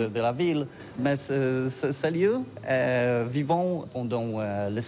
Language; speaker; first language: French; non-native, learner; Polish